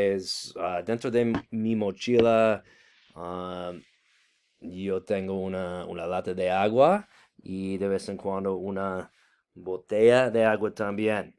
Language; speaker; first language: Spanish; non-native, fluent; English